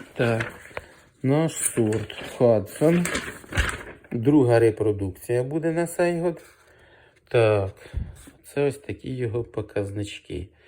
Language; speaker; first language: Ukrainian; native; Ukrainian